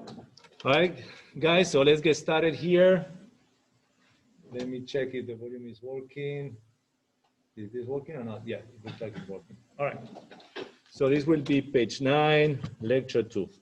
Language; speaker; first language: English; non-native, fluent; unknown